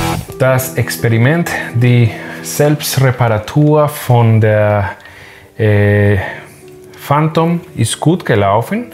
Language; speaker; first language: German; non-native, learner; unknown